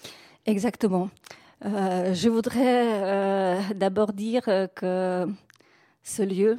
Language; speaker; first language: French; non-native, fluent; Czech